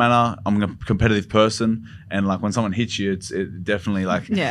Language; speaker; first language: English; native; English